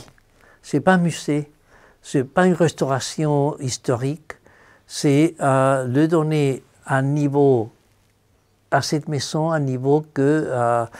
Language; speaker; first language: French; non-native, fluent; Spanish